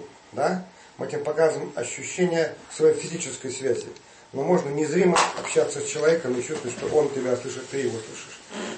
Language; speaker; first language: Russian; native; Russian